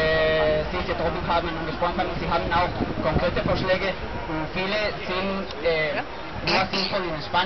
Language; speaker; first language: German; non-native, learner; Spanish